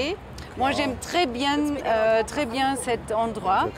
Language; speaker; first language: French; non-native, learner; German